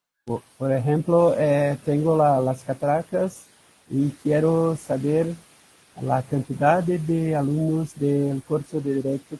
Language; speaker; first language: Spanish; non-native, learner; Portuguese